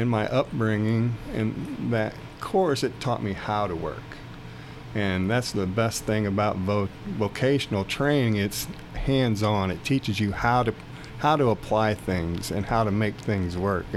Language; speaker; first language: English; native; English